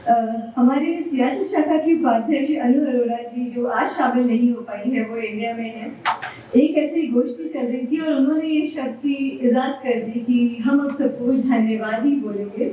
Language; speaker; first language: Hindi; native; Hindi